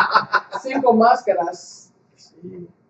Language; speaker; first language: Spanish; non-native, learner; English